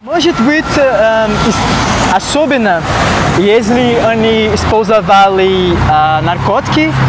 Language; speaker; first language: Russian; non-native, learner; Portuguese